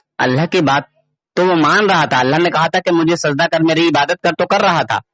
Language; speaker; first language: Urdu; native; Urdu